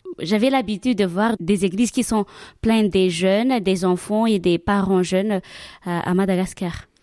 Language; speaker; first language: French; non-native, local second language; Malagasy